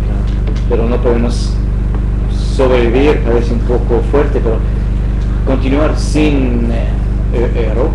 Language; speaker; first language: Spanish; non-native, fluent; English